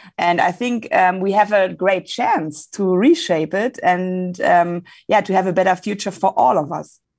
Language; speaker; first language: English; non-native, fluent; German